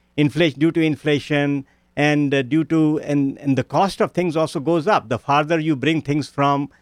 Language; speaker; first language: English; non-native, local second language; Punjabi